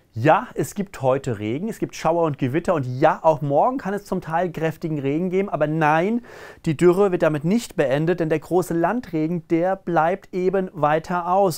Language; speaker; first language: German; native; German